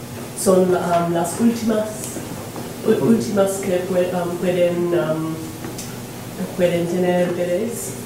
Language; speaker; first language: Spanish; non-native, learner; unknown